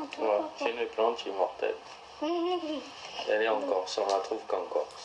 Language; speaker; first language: French; native; French